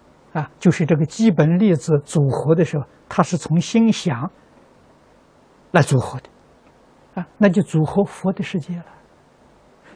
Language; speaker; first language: Chinese; native; Chinese